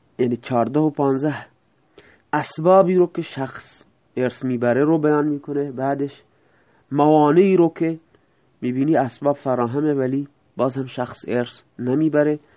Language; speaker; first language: Persian; non-native, local second language; Baluchi